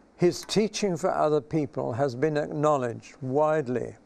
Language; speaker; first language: English; native; English